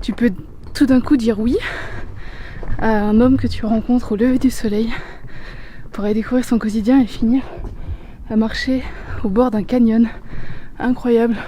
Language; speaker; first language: French; native; French